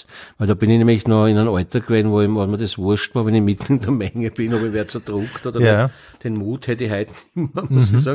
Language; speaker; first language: German; native; German